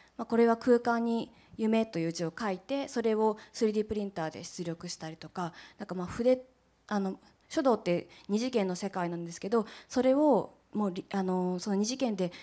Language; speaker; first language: Japanese; native; Japanese